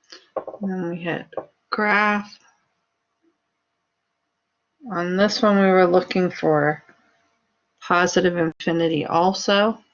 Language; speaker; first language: English; native; English